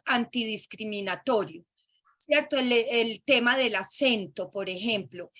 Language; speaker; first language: Spanish; native; Spanish